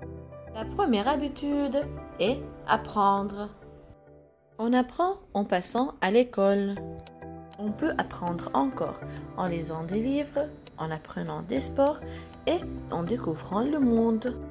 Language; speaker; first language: French; non-native, fluent; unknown